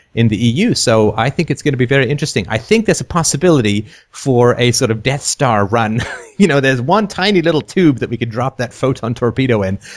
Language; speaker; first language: English; native; English